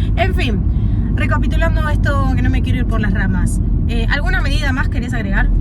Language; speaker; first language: Spanish; native; Spanish